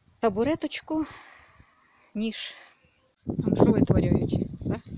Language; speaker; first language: Ukrainian; native; Ukrainian